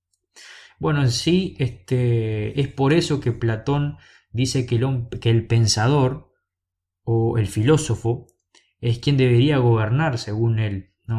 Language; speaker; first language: Spanish; native; Spanish